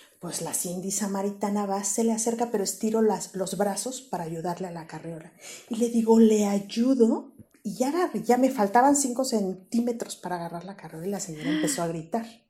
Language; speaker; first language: Spanish; native; Spanish